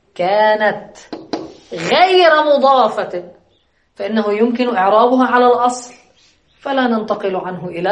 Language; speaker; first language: Arabic; native; Arabic